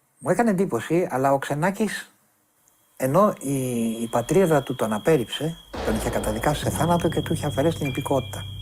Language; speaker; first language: Greek; native; Greek